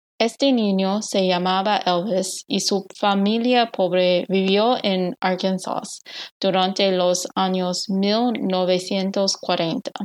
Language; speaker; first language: Spanish; non-native, learner; English